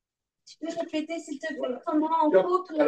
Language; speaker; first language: French; non-native, learner; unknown